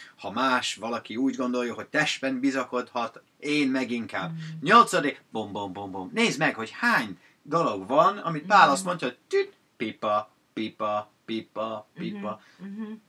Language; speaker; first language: Hungarian; non-native, fluent; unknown